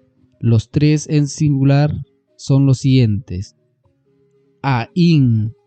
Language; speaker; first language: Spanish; non-native, local second language; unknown